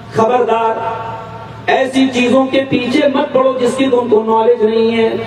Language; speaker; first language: Urdu; native; Urdu